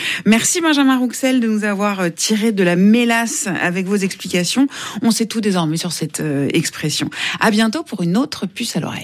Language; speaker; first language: French; native; French